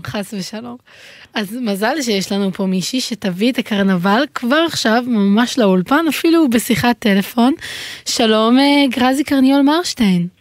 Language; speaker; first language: Hebrew; native; Hebrew